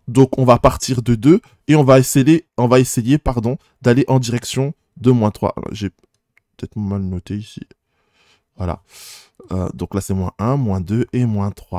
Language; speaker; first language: French; native; French